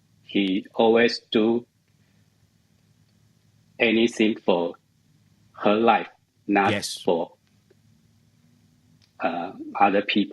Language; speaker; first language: English; non-native, learner; Chinese